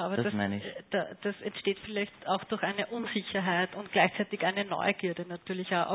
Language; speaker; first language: German; native; German